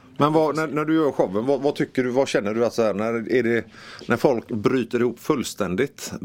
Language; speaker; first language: Swedish; native; Swedish